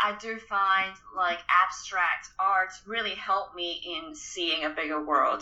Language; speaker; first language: English; non-native, local second language; Cantonese